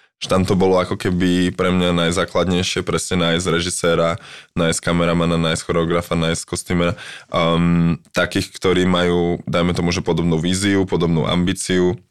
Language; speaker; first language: Slovak; native; Slovak